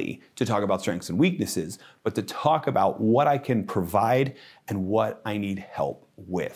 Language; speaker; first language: English; native; English